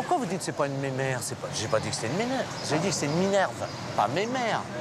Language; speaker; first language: French; native; French